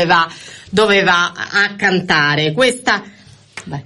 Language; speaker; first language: Italian; native; Italian